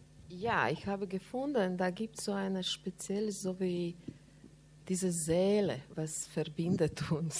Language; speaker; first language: German; non-native, learner; Latvian